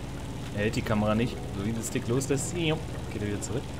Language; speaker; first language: German; native; German